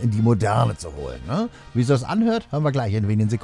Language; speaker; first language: German; native; German